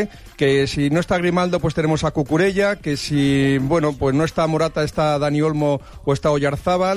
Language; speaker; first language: Spanish; native; Spanish